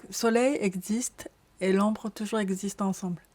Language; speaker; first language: French; non-native, learner; Japanese